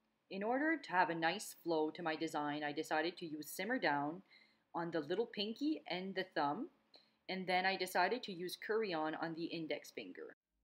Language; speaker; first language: English; non-native, local second language; French